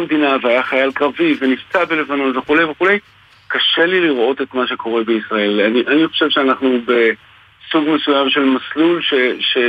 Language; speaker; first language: Hebrew; native; Hebrew